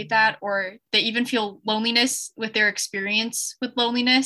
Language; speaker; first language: English; native; English